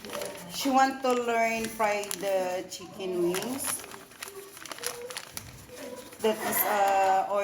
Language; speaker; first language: English; non-native, local second language; Cebuano